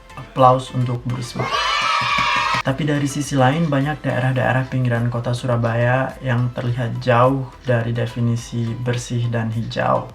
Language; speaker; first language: Indonesian; native; Indonesian